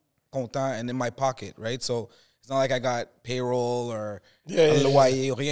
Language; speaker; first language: English; native; English